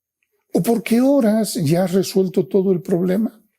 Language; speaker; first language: Spanish; native; Spanish